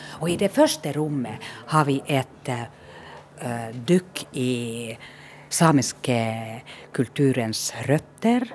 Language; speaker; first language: Norwegian; non-native, fluent; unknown